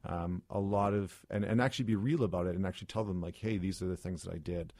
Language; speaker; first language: English; native; English